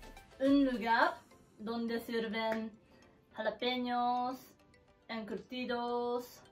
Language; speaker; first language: Spanish; non-native, learner; Japanese